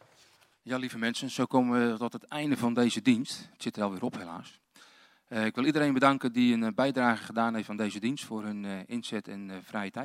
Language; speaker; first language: Dutch; native; Dutch